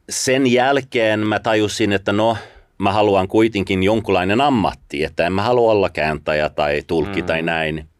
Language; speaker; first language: Finnish; non-native, fluent; Swedish